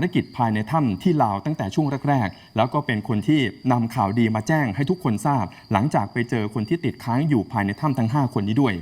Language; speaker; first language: Thai; native; Thai